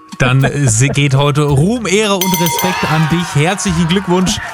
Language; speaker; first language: German; native; German